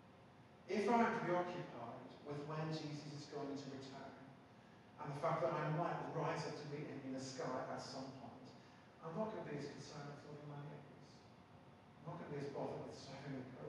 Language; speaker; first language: English; native; English